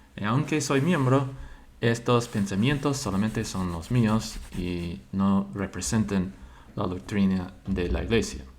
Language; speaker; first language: Spanish; non-native, fluent; English